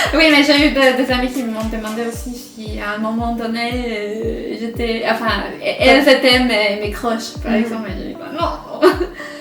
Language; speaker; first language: French; non-native, fluent; Spanish